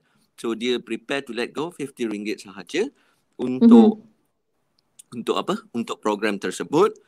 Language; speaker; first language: Malay; native; Malay